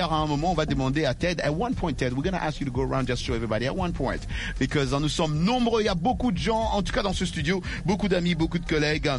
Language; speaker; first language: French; non-native, local second language; Lingala